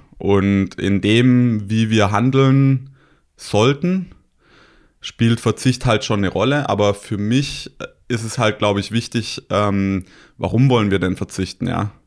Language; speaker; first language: German; native; German